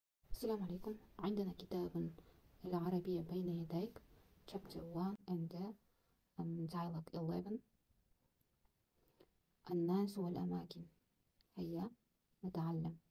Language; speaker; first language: Arabic; non-native, learner; Kazakh